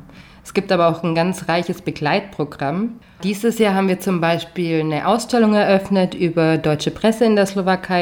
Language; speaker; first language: German; native; German